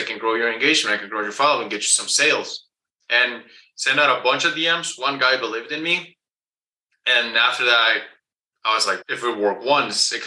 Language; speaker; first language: English; non-native, fluent; Spanish